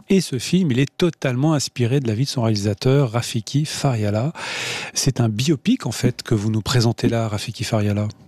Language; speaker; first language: French; native; French